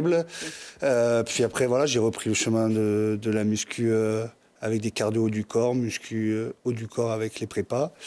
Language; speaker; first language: French; native; French